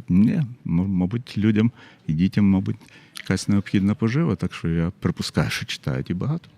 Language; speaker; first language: Ukrainian; native; Ukrainian